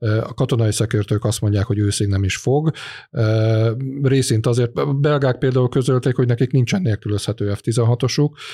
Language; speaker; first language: Hungarian; native; Hungarian